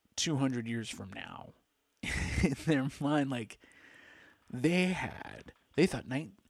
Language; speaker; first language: English; native; English